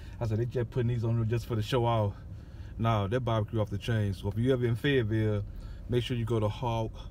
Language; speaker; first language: English; native; English